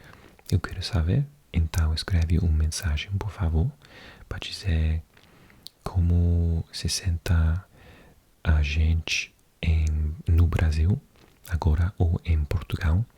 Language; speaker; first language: Portuguese; non-native, learner; English